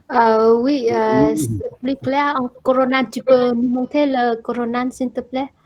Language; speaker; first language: French; non-native, fluent; Vietnamese